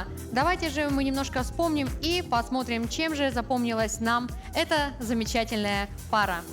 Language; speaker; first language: Russian; native; Russian